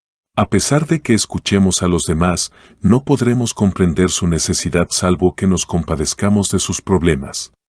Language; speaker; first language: Spanish; native; Spanish